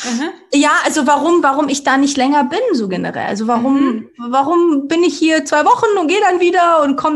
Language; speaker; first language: German; early bilingual, other home language; Portuguese